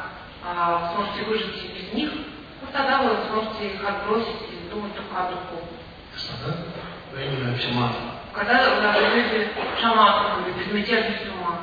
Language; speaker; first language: Russian; native; Russian